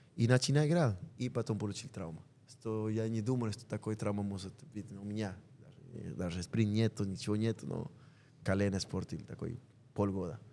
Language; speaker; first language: Russian; non-native, learner; Spanish